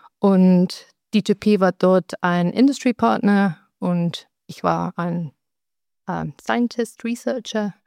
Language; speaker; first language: German; non-native, local second language; Dutch